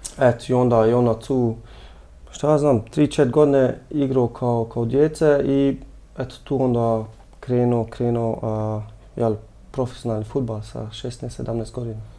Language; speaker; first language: Croatian; early bilingual, heritage; Croatian